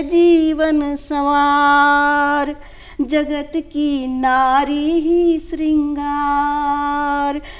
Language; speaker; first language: Hindi; non-native, local second language; Maithili